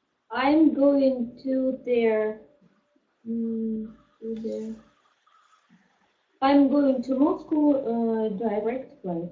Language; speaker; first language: English; non-native, learner; Russian